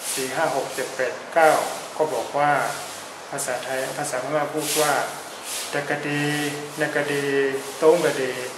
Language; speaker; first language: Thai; non-native, fluent; Burmese